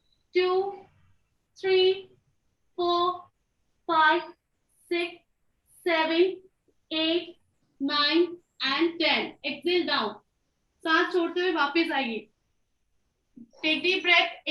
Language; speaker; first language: Hindi; native; Hindi